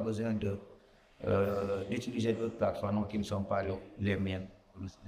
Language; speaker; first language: French; non-native, local second language; Wolof